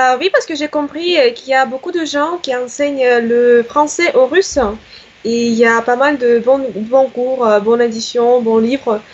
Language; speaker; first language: French; non-native, fluent; Russian